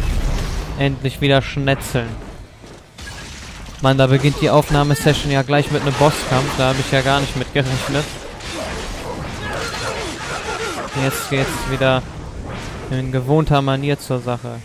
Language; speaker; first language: German; native; German